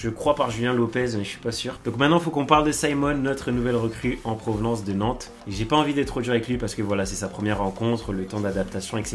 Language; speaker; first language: French; native; French